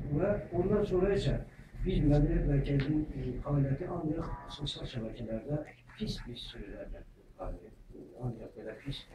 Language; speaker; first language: Azerbaijani; non-native, local second language; Talysh